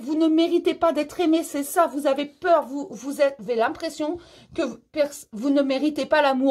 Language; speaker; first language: French; native; French